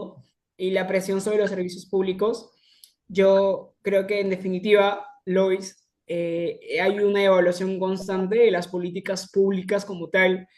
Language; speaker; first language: Spanish; native; Spanish